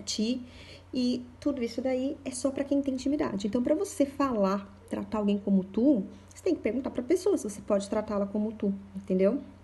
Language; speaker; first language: Portuguese; native; Portuguese